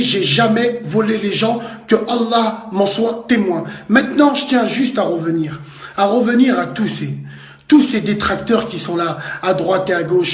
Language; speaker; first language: French; native; French